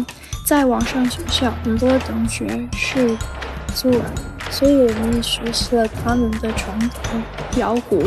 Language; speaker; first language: Chinese; non-native, learner; English